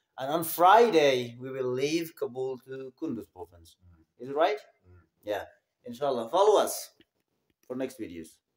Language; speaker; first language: English; non-native, fluent; Persian